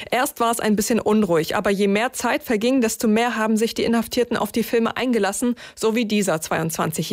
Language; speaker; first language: German; native; German